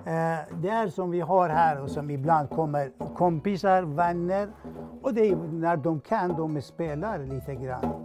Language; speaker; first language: Swedish; non-native, fluent; Persian